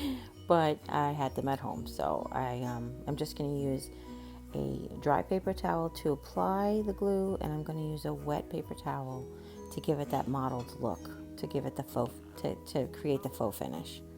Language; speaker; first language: English; native; English